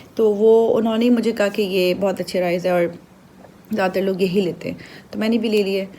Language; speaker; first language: Urdu; native; Urdu